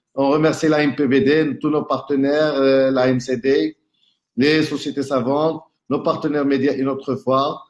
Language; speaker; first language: French; non-native, local second language; Arabic